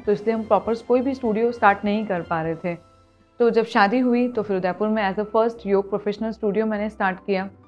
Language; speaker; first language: Hindi; native; Hindi